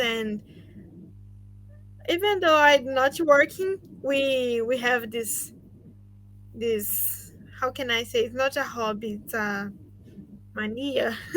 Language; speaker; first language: English; non-native, learner; Portuguese